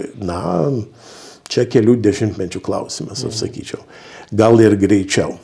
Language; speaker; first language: Lithuanian; early bilingual, heritage; Lithuanian